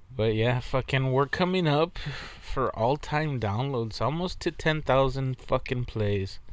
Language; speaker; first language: English; native; English